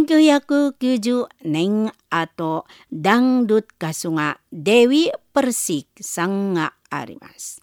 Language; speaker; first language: Japanese; non-native, learner; Indonesian